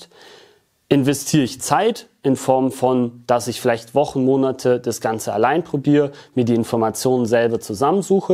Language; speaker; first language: German; native; German